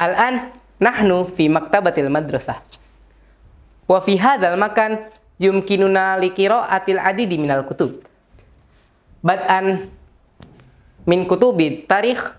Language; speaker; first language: Arabic; non-native, learner; Indonesian